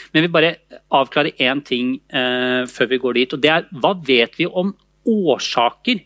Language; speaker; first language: Norwegian; native; Norwegian